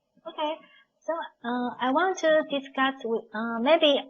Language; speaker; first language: English; non-native, learner; Chinese